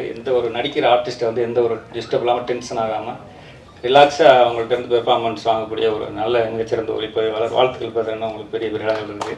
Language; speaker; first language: Tamil; native; Tamil